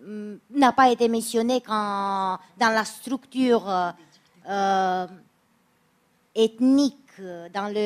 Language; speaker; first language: French; non-native, fluent; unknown